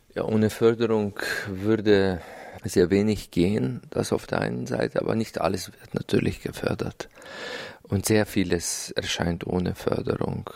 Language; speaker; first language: German; non-native, fluent; Slovenian